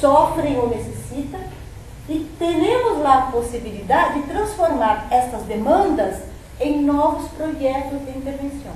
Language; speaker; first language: Spanish; non-native, fluent; Portuguese